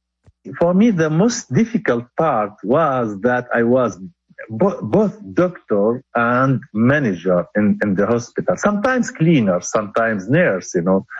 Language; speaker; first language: English; non-native, local second language; Arabic